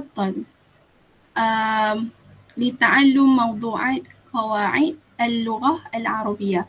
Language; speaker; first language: Arabic; non-native, learner; Malay